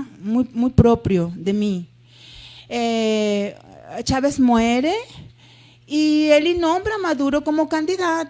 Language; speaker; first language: Portuguese; non-native, fluent; Spanish